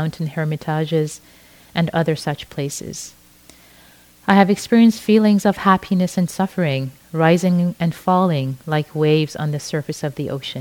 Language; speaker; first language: English; non-native, fluent; Persian